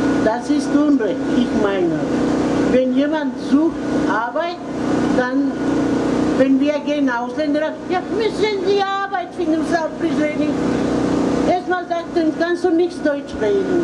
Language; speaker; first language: German; non-native, learner; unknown